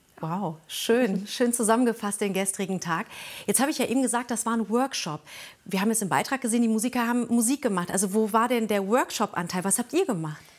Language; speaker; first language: German; native; German